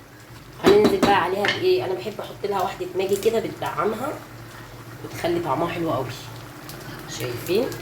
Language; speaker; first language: Arabic; native; Arabic